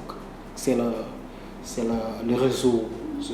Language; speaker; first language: French; non-native, learner; Portuguese